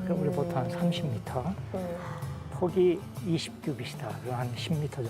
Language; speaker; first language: Korean; native; Korean